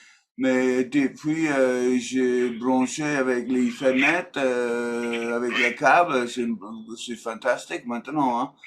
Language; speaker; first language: French; non-native, learner; English